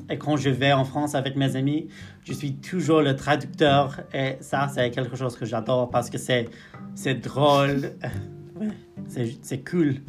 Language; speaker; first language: French; non-native, fluent; English